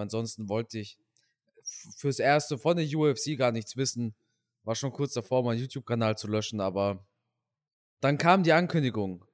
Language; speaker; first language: German; native; German